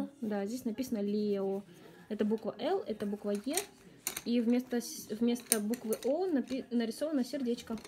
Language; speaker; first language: Russian; native; Russian